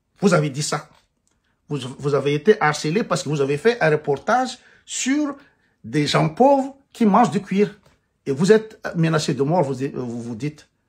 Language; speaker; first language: French; non-native, local second language; Malagasy